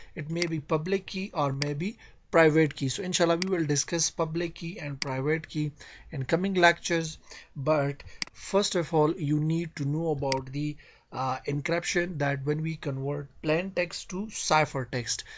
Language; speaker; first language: English; non-native, fluent; Persian